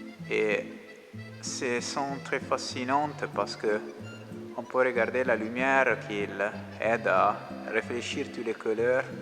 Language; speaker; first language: French; non-native, learner; Italian